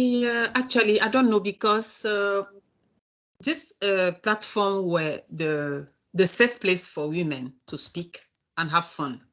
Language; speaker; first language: English; non-native, learner; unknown